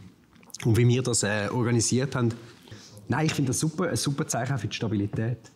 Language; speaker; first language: German; native; German